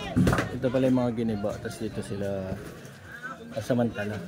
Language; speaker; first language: Filipino; native; Filipino